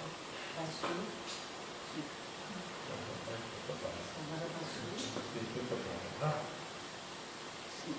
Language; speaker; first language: Italian; non-native, learner; Portuguese